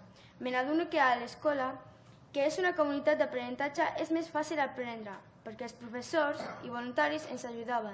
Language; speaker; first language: Catalan; early bilingual, other home language; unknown